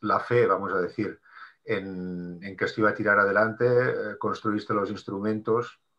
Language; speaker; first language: Spanish; non-native, local second language; Catalan